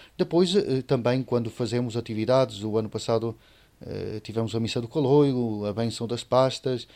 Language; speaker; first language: Portuguese; native; Portuguese